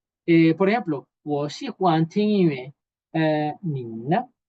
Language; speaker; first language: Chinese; non-native, fluent; Spanish